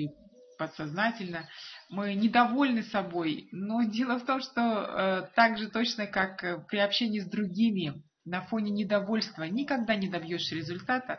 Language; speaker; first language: Russian; native; Russian